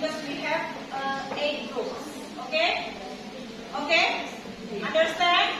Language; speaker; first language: English; non-native, fluent; Indonesian